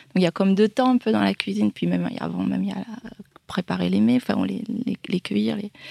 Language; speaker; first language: French; native; French